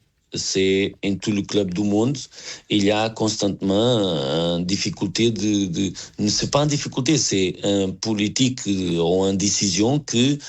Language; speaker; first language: French; non-native, learner; Portuguese